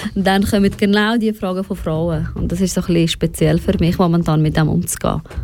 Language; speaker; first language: German; early bilingual, other home language; Persian